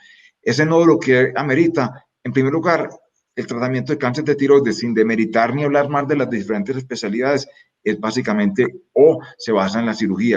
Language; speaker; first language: Spanish; native; Spanish